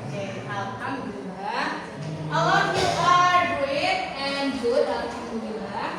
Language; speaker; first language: English; non-native, learner; Indonesian